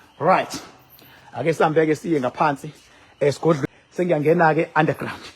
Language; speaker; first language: Zulu; native; Zulu